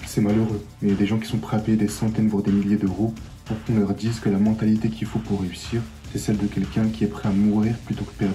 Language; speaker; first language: French; native; French